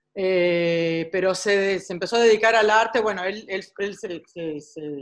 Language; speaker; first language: Spanish; early bilingual, heritage; Spanish